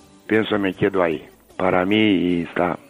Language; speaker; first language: Spanish; non-native, learner; Romanian